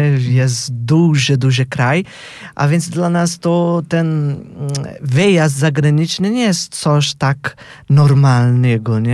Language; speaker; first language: Polish; non-native, fluent; Portuguese